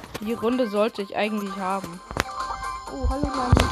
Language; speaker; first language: German; native; German